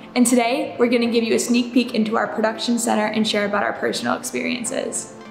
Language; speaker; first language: English; native; English